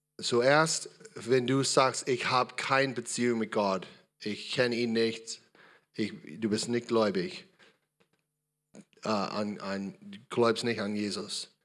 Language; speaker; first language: German; non-native, learner; English